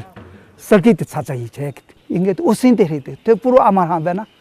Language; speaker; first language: Mongolian; non-native, fluent; Tibetan